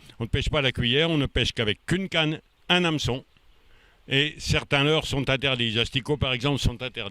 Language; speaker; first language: French; native; French